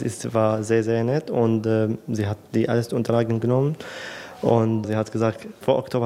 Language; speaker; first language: German; non-native, learner; Arabic